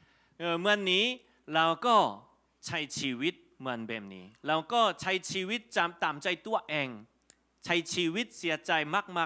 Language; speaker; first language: Thai; non-native, fluent; Korean